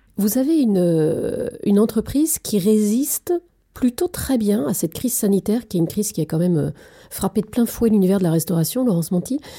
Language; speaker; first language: French; native; French